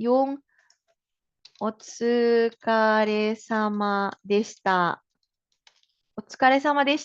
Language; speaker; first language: Japanese; non-native, fluent; Filipino